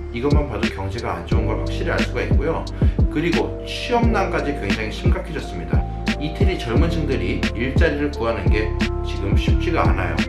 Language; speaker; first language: Korean; native; Korean